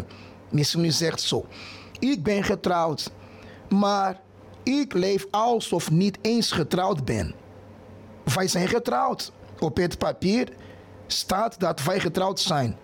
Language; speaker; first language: Dutch; non-native, fluent; Portuguese